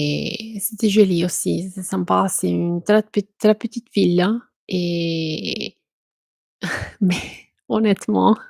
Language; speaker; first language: French; non-native, fluent; Italian